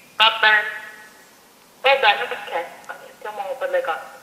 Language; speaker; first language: Italian; native; Italian